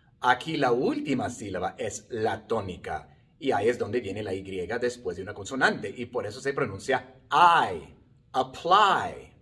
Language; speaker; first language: Spanish; non-native, fluent; English